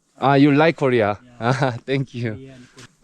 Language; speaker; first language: English; non-native, learner; Korean